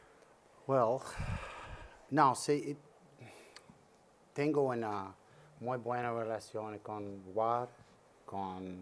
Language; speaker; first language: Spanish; non-native, learner; English